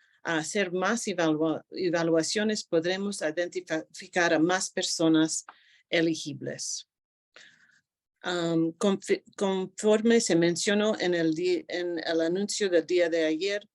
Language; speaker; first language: Spanish; non-native, fluent; English